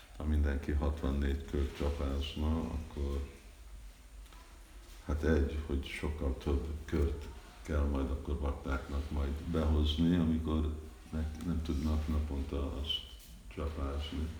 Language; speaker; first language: Hungarian; early bilingual, heritage; Hungarian